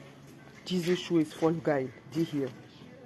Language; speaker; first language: German; non-native, fluent; French